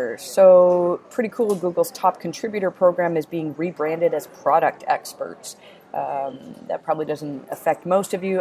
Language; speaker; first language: English; native; English